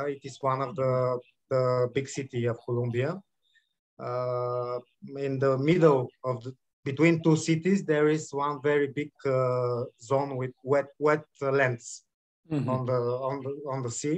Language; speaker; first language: English; non-native, learner; Bulgarian